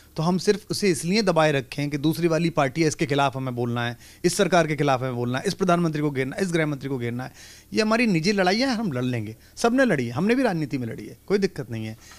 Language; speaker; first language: Hindi; native; Hindi